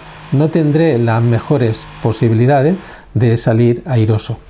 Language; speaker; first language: Spanish; native; Spanish